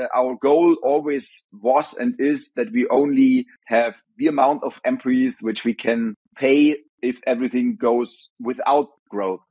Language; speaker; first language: English; non-native, fluent; German